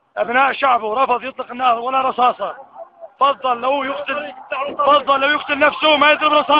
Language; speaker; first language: Arabic; native; Arabic